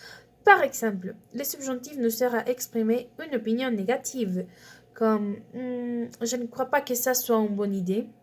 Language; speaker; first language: French; non-native, learner; Spanish